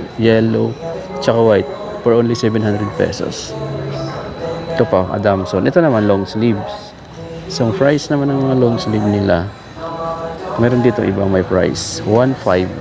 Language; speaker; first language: Filipino; native; Filipino